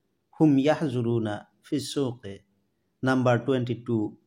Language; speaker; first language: Arabic; non-native, fluent; Assamese